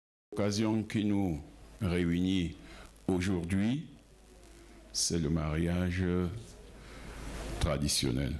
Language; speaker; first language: French; non-native, local second language; Ghomala